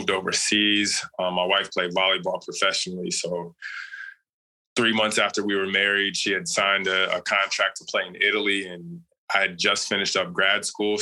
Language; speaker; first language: English; native; English